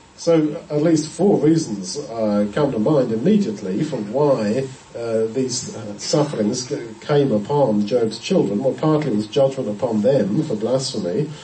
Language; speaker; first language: English; native; English